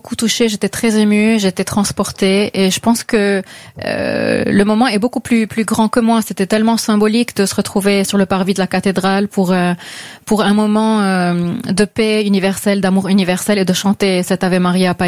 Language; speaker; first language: French; non-native, local second language; Arabic